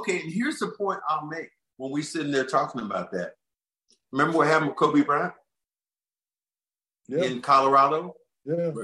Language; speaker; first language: English; native; English